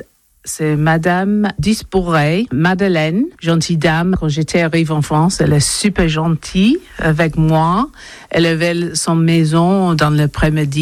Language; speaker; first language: French; non-native, learner; English